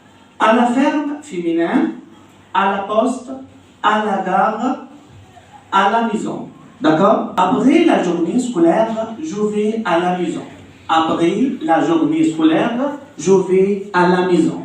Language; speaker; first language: French; non-native, fluent; Arabic